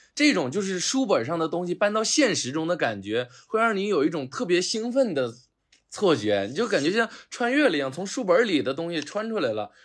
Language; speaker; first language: Chinese; native; Chinese